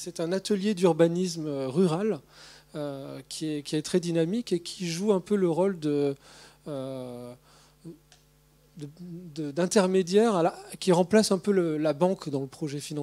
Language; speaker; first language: French; native; French